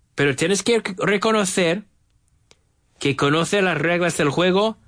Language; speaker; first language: Spanish; non-native, learner; English